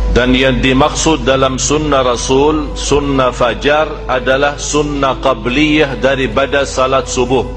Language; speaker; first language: Malay; non-native, fluent; Arabic